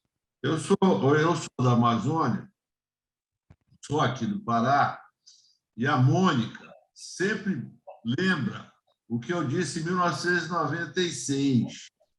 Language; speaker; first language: Portuguese; native; Portuguese